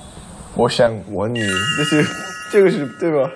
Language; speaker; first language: Chinese; non-native, learner; Korean